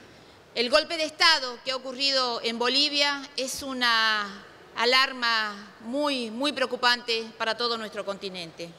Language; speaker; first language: Spanish; native; Spanish